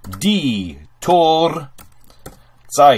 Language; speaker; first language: German; non-native, fluent; English